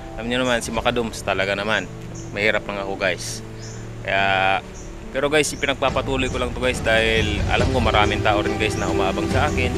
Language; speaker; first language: Filipino; non-native, local second language; Bikol